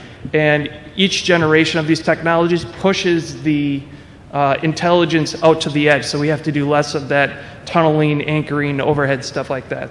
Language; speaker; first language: English; native; English